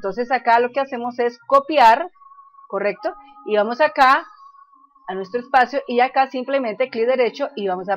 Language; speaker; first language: Spanish; native; Spanish